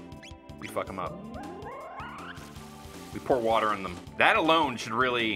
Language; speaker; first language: English; native; English